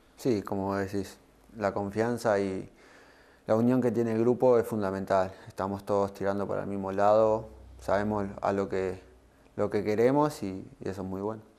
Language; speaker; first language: Spanish; native; Spanish